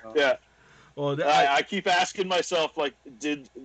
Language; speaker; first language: English; native; English